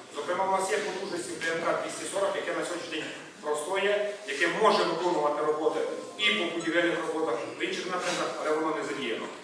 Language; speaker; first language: Ukrainian; native; Ukrainian